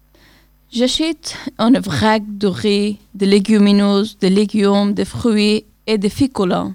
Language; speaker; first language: French; non-native, learner; Persian